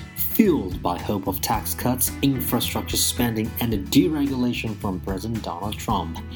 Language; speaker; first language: English; non-native, fluent; Chinese